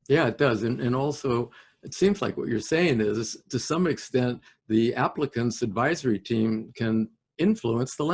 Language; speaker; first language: English; native; English